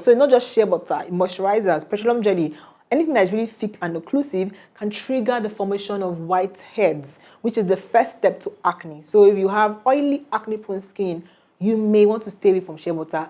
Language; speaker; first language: English; non-native, local second language; Igbo